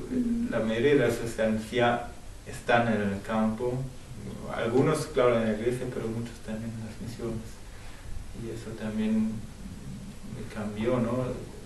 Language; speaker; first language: Spanish; non-native, fluent; German